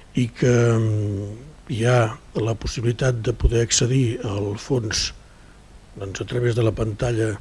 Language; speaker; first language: Catalan; native; Catalan